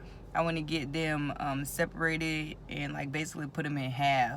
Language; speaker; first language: English; native; English